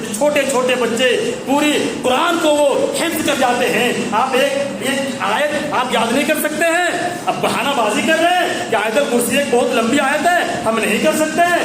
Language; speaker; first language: Urdu; native; Urdu